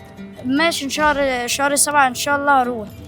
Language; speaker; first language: Arabic; native; Arabic